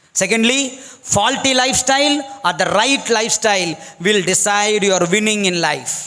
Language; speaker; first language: English; non-native, local second language; Telugu